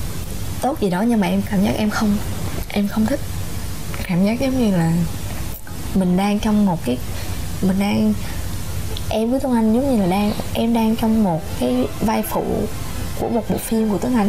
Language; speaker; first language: Vietnamese; native; Vietnamese